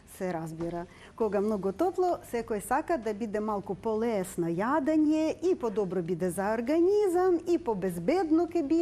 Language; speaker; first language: Macedonian; non-native, learner; Ukrainian